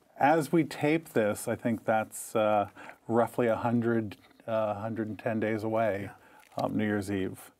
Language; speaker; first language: English; native; English